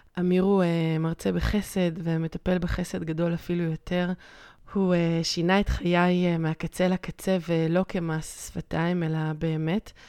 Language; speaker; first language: Hebrew; native; Hebrew